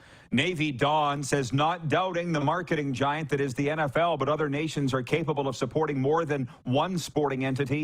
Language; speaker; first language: English; native; English